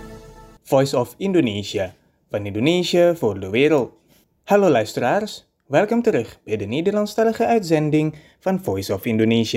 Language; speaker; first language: Dutch; non-native, fluent; Indonesian